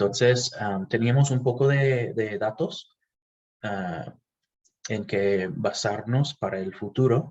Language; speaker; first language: Spanish; non-native, fluent; English